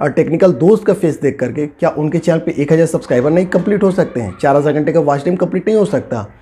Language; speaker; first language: Hindi; native; Hindi